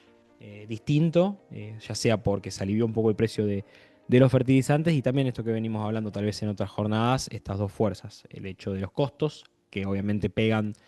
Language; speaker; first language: Spanish; native; Spanish